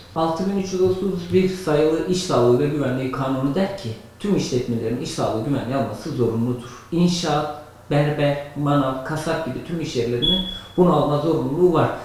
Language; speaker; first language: Turkish; native; Turkish